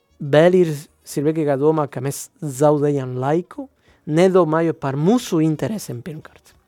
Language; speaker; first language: Latvian; non-native, fluent; Spanish